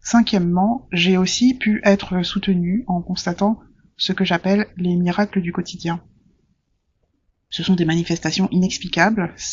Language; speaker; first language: French; native; French